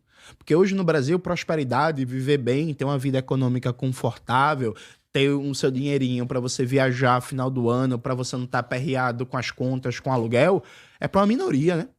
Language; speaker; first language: Portuguese; native; Portuguese